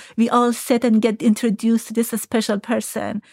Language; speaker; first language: English; non-native, fluent; Persian